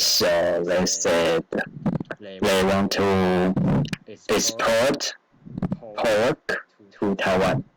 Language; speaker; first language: English; non-native, learner; Chinese